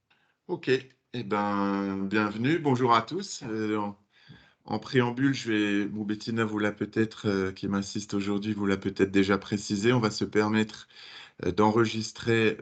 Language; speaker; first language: French; native; French